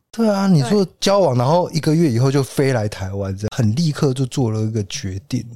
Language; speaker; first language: Chinese; native; Chinese